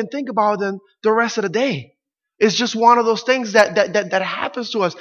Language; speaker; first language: English; early bilingual, other home language; Spanish